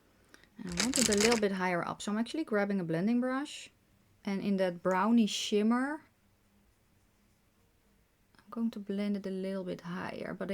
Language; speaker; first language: English; non-native, fluent; Dutch